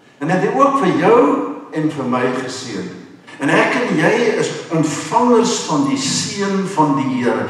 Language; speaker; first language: Afrikaans; non-native, local second language; English